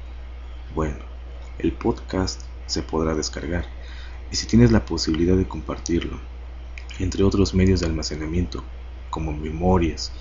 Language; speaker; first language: Spanish; native; Spanish